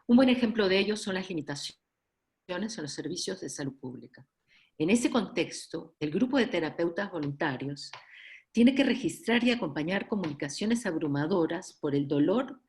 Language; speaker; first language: Spanish; native; Spanish